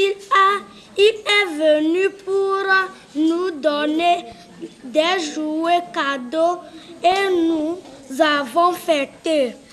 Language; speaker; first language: French; non-native, learner; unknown